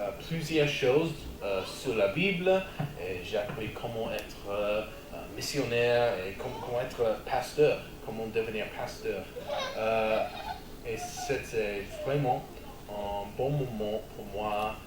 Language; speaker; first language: French; non-native, learner; English